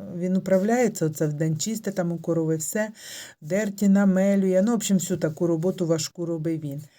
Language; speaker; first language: Ukrainian; native; Ukrainian